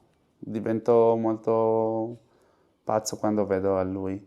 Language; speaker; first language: Italian; non-native, fluent; Spanish